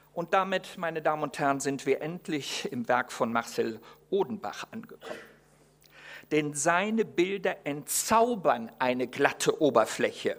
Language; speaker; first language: German; native; German